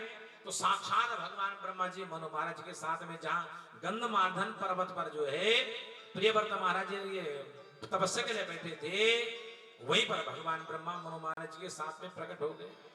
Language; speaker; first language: Hindi; native; Hindi